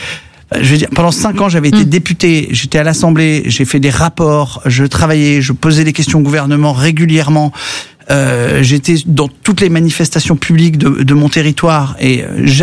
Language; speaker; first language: French; native; French